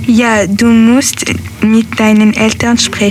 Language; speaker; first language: German; non-native, learner; French